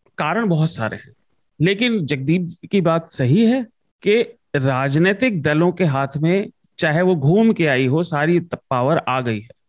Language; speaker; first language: Hindi; native; Hindi